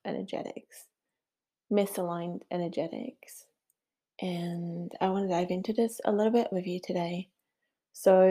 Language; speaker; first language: English; non-native, fluent; Swiss German